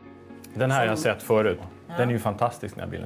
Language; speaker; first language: Swedish; native; Swedish